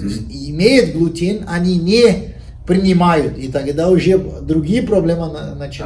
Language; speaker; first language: Russian; non-native, learner; Portuguese